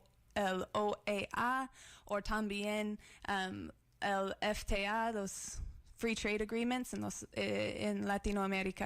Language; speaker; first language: Spanish; non-native, learner; English